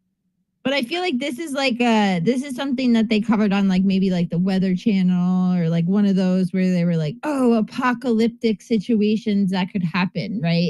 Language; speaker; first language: English; native; English